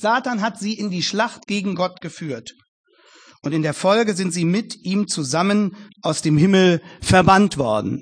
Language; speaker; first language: German; native; German